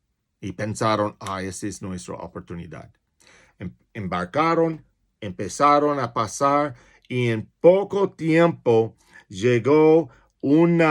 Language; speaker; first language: Spanish; non-native, fluent; English